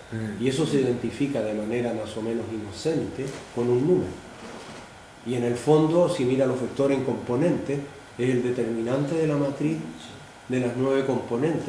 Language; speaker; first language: Spanish; native; Spanish